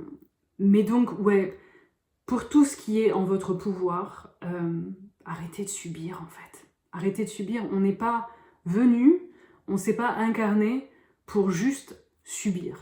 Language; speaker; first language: French; native; French